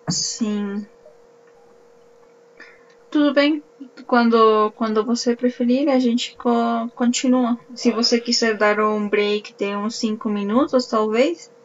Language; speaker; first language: Portuguese; non-native, fluent; Spanish